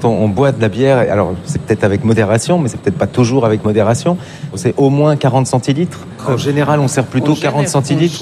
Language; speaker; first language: French; native; French